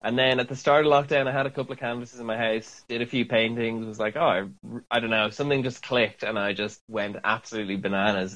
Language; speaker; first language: English; native; English